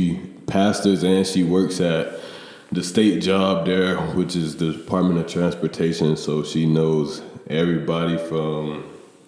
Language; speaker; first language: English; native; English